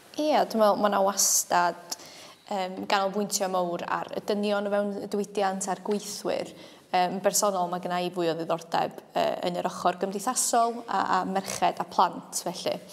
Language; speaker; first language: Welsh; native; Welsh